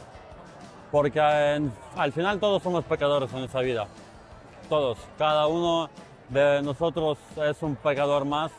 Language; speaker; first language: Spanish; non-native, fluent; Ukrainian